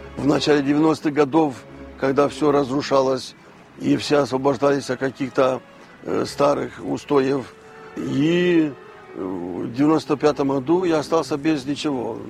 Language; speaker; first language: Russian; non-native, local second language; Romanian